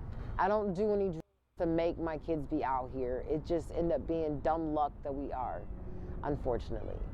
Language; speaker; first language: English; native; English